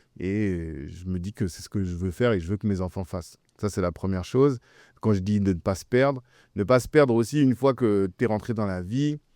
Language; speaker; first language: French; early bilingual, other home language; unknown